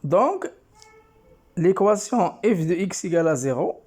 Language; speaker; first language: French; non-native, local second language; Arabic